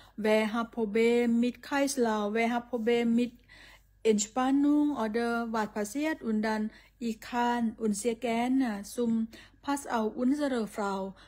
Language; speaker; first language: German; non-native, learner; Thai